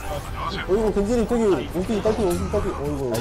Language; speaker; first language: Korean; native; Korean